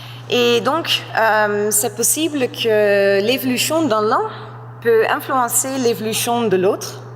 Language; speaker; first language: French; non-native, fluent; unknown